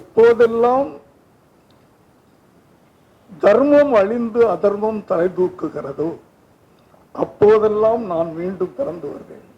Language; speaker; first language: Tamil; native; Tamil